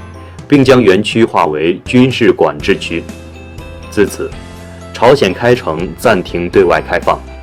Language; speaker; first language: Chinese; native; Chinese